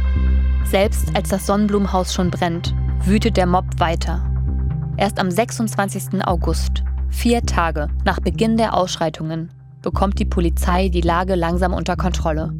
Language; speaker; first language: German; native; German